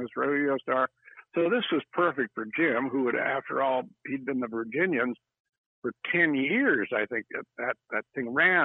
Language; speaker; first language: English; native; English